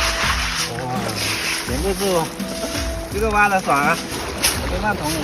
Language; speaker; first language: Chinese; native; Chinese